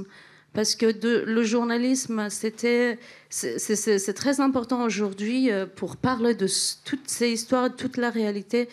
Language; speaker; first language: French; non-native, fluent; Central Kurdish